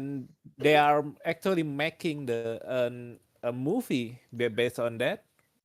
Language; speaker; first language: English; non-native, learner; Indonesian